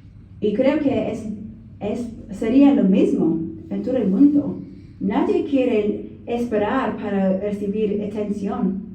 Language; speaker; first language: Spanish; non-native, learner; English